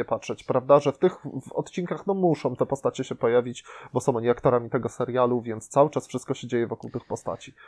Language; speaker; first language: Polish; native; Polish